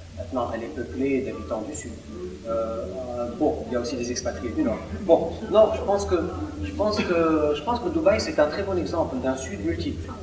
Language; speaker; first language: French; non-native, local second language; Arabic